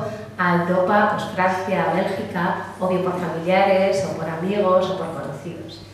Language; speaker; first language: Spanish; native; Spanish